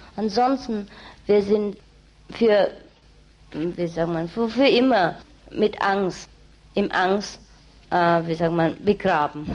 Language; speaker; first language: German; non-native, learner; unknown